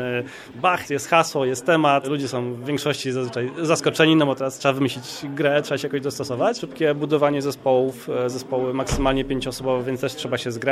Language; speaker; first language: Polish; native; Polish